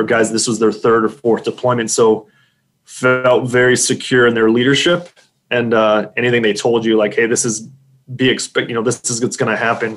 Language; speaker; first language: English; native; English